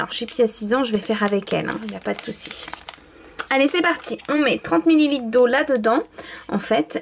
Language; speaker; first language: French; native; French